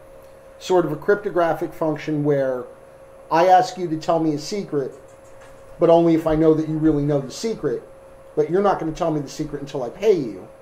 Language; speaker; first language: English; native; English